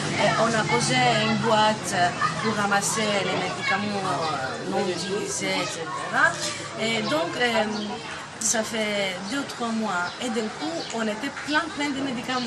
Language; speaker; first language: French; non-native, fluent; Greek